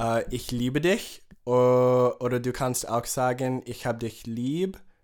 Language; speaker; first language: German; non-native, learner; English